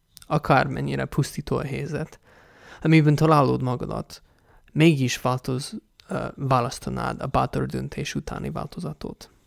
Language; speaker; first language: Hungarian; non-native, fluent; English